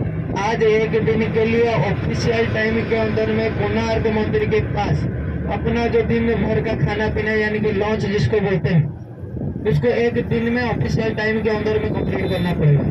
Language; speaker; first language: Hindi; non-native, local second language; Odia